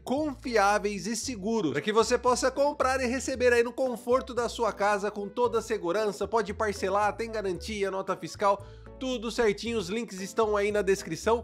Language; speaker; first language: Portuguese; native; Portuguese